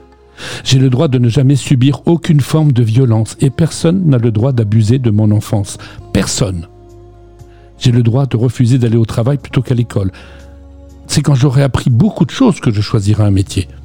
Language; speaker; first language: French; native; French